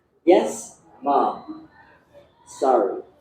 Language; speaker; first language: English; non-native, learner; Indonesian